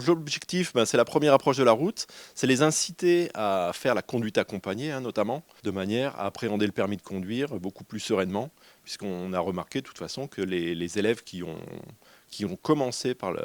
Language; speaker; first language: French; native; French